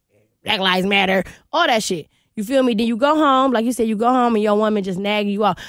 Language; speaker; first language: English; native; English